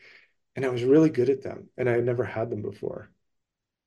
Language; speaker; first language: English; native; English